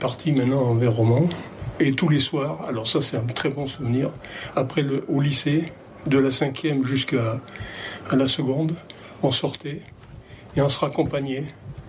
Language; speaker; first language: French; native; French